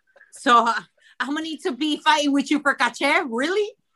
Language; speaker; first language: English; early bilingual, other home language; Spanish